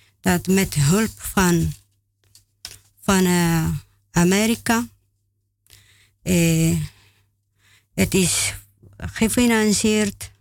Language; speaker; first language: Dutch; non-native, learner; Spanish